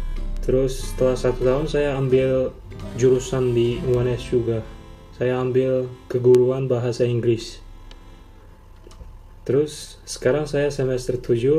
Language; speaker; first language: Indonesian; non-native, fluent; Turkmen